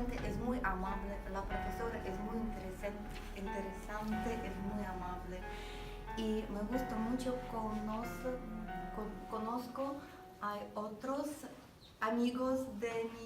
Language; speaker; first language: Spanish; non-native, learner; Latvian